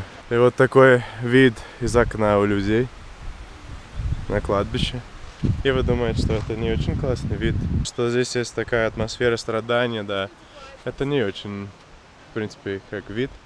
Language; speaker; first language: Russian; non-native, fluent; English